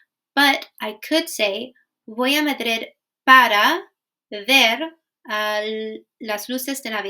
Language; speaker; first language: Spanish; non-native, fluent; English